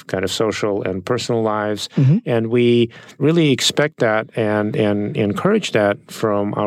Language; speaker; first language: English; non-native, fluent; Russian